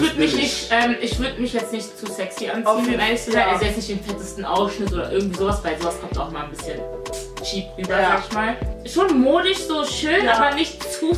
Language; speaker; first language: German; native; German